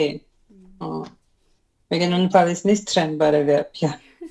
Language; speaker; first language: German; non-native, learner; Urdu